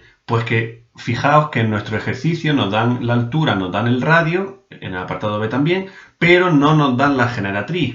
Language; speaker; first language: Spanish; native; Spanish